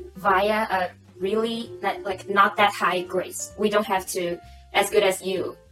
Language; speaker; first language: English; non-native, local second language; Cantonese